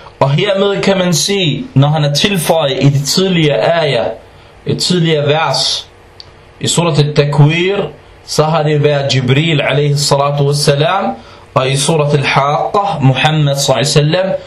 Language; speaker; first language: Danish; non-native, fluent; Arabic